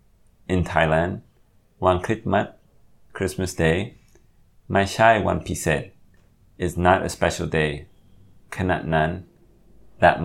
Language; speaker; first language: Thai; non-native, learner; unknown